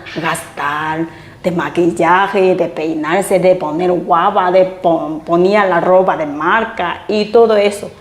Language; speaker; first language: Spanish; non-native, fluent; Chinese